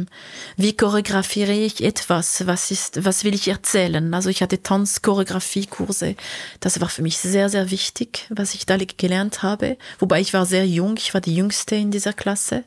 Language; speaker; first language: German; non-native, local second language; French